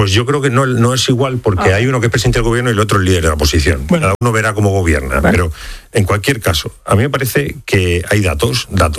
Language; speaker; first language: Spanish; native; Spanish